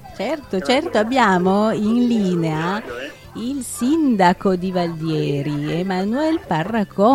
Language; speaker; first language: Italian; native; Italian